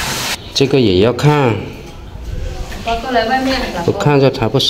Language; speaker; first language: Chinese; native; Chinese